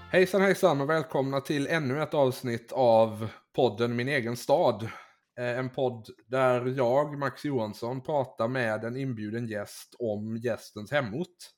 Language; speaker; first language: Swedish; native; Swedish